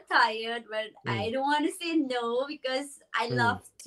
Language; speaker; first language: English; non-native, learner; Tibetan